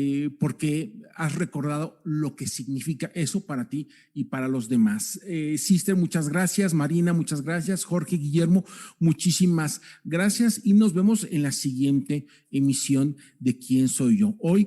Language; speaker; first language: Spanish; native; Spanish